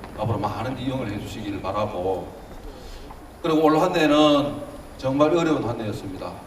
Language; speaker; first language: Korean; native; Korean